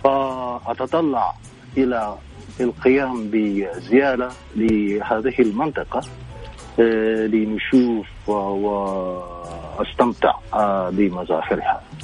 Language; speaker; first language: Arabic; non-native, fluent; Japanese